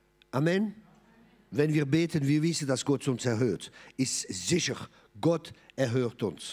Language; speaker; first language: German; non-native, fluent; French